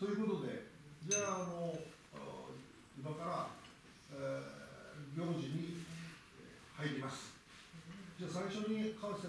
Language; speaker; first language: Japanese; native; Japanese